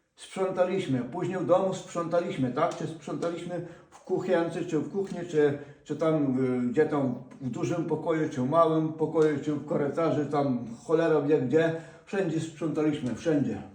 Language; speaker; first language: Polish; non-native, fluent; Ukrainian